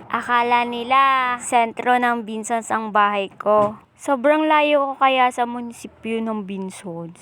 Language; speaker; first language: Filipino; non-native, local second language; Bikol